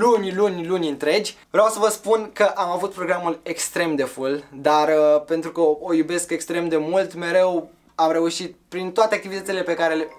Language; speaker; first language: Romanian; native; Romanian